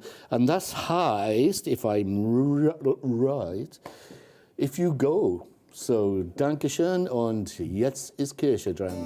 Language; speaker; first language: German; non-native, fluent; English